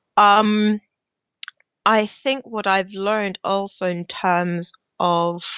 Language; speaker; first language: English; non-native, fluent; Danish